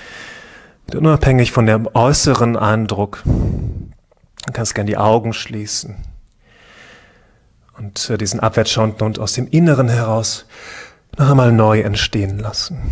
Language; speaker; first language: German; native; German